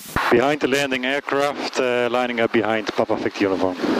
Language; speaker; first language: English; non-native, fluent; Dutch